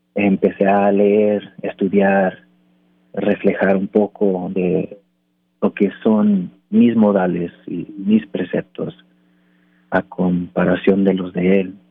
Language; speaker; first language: Spanish; early bilingual, heritage; Spanish